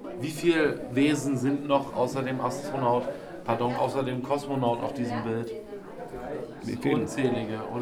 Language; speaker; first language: German; native; German